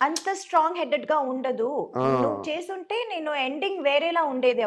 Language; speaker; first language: Telugu; non-native, fluent; Tamil